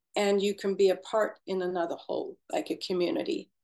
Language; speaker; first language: English; native; English